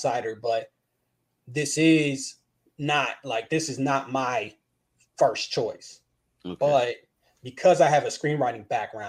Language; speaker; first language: English; native; English